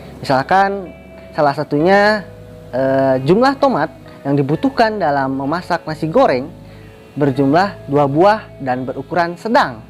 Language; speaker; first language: Indonesian; native; Indonesian